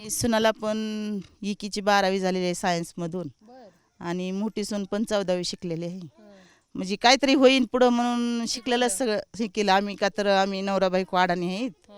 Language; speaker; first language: Marathi; native; Marathi